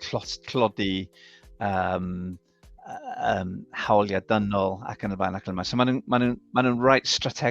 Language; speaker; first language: Welsh; non-native, fluent; English